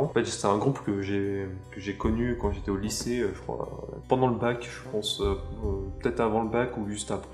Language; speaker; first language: French; native; French